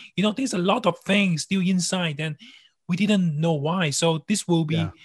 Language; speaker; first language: English; non-native, local second language; Cantonese